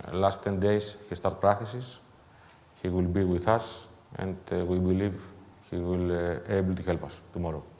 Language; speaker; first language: English; non-native, fluent; Greek